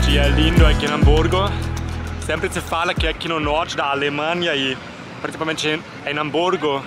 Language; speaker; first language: Portuguese; non-native, fluent; German